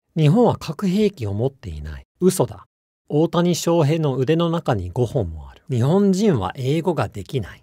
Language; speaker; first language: Japanese; non-native, fluent; English